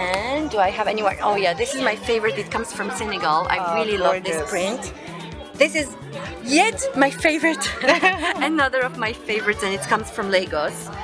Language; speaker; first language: English; non-native, fluent; French